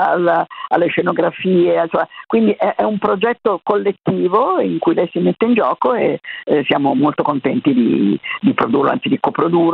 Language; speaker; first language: Italian; native; Italian